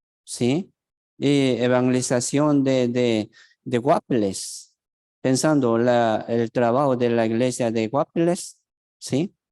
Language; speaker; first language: Spanish; non-native, fluent; Korean